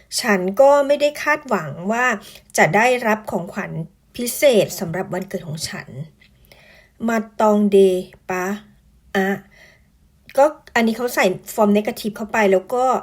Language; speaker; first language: Thai; native; Thai